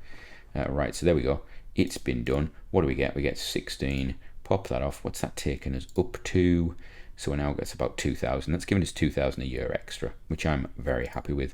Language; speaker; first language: English; native; English